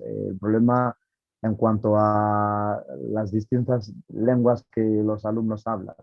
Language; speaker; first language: Spanish; non-native, fluent; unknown